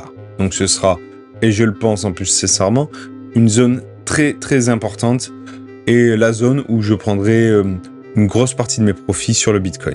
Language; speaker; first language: French; native; French